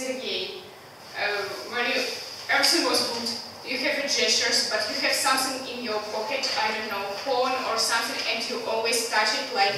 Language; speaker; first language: English; non-native, learner; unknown